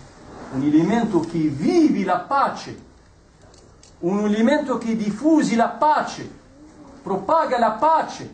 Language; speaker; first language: Italian; non-native, fluent; Arabic